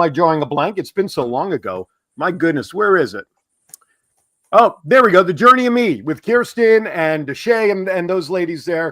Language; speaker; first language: English; native; English